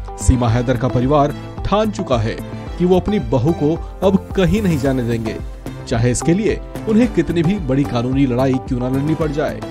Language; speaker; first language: Hindi; native; Hindi